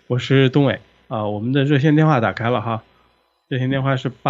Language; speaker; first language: Chinese; native; Chinese